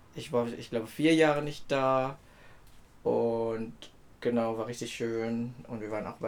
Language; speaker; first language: German; non-native, fluent; Filipino